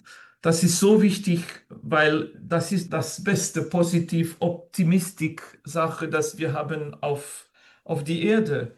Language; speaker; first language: German; non-native, learner; French